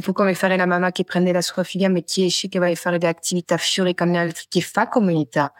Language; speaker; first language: French; native; French